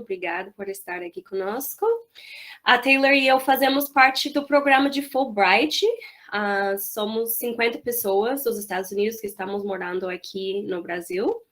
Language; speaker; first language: Portuguese; non-native, fluent; English